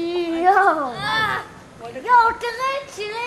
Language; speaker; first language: Hebrew; early bilingual, heritage; Hebrew